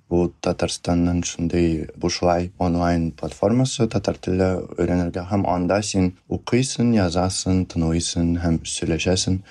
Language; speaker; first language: Tatar; non-native, fluent; Russian